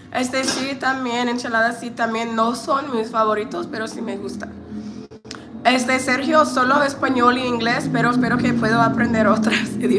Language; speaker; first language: Spanish; non-native, learner; English